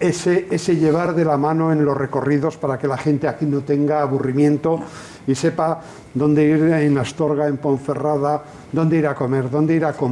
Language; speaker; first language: Spanish; native; Spanish